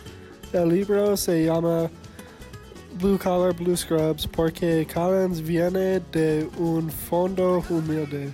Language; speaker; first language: Spanish; non-native, learner; English